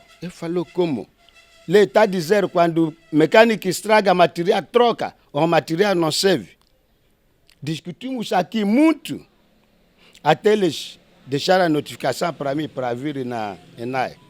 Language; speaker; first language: Portuguese; non-native, learner; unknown